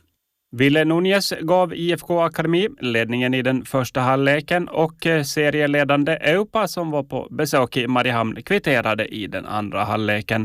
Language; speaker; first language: Swedish; native; Swedish